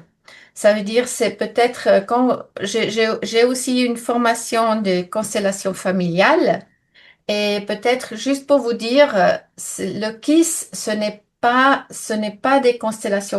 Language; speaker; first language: French; non-native, fluent; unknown